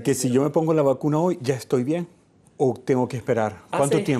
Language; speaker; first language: Spanish; native; Spanish